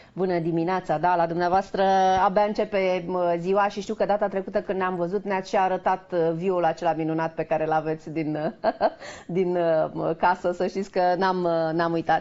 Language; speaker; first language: Romanian; native; Romanian